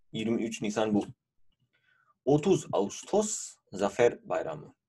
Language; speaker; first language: Turkish; non-native, fluent; Urdu